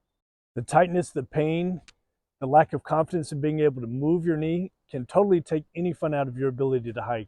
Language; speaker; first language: English; native; English